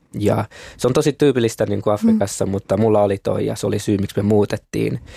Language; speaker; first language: Finnish; early bilingual, other home language; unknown